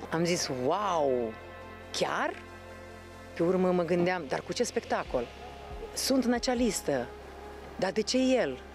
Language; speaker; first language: Romanian; native; Romanian